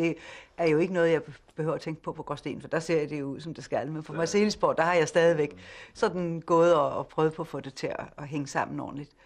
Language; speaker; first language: Danish; native; Danish